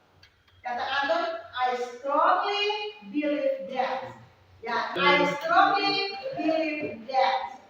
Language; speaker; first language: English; non-native, learner; Indonesian